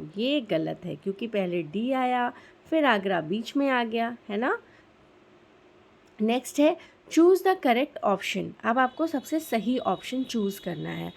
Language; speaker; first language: Hindi; native; Hindi